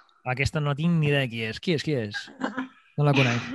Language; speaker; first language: Catalan; native; Catalan